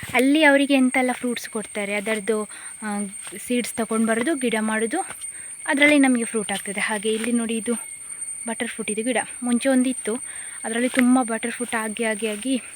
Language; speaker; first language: Kannada; non-native, local second language; Konkani